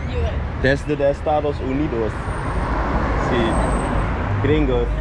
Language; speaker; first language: Spanish; non-native, learner; Dutch